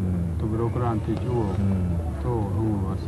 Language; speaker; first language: Korean; non-native, learner; Urdu